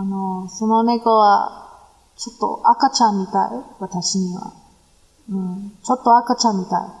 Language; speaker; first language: Japanese; non-native, learner; English